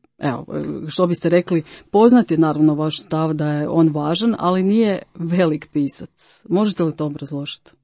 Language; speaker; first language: Croatian; native; Croatian